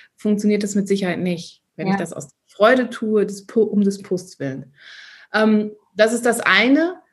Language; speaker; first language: German; native; German